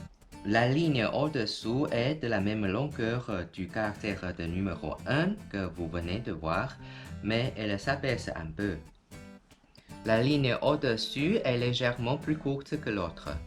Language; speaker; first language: French; non-native, fluent; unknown